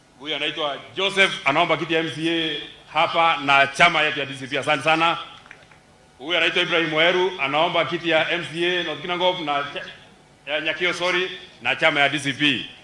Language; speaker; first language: Swahili; non-native, local second language; Kikuyu